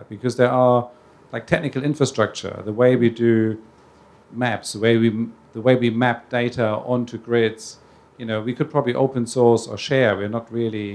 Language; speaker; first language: English; native; English